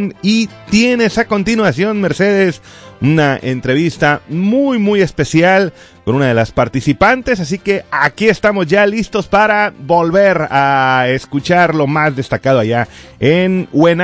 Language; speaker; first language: Spanish; native; Spanish